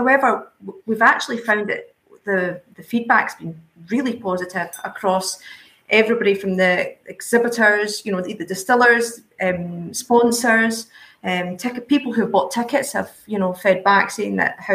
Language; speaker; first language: English; native; English